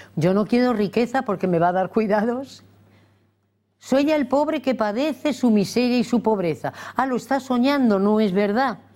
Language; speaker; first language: Spanish; native; Spanish